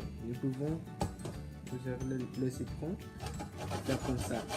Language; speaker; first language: French; non-native, learner; English